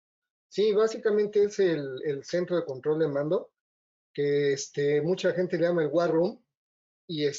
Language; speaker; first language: Spanish; native; Spanish